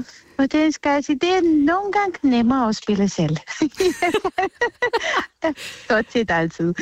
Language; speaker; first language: Danish; non-native, fluent; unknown